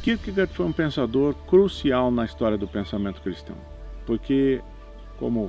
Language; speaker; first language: Portuguese; native; Portuguese